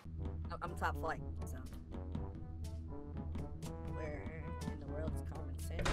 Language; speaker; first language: English; native; English